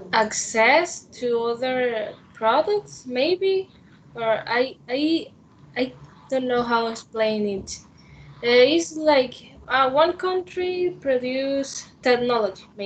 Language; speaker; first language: English; non-native, learner; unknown